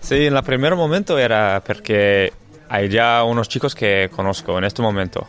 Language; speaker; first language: Spanish; non-native, learner; English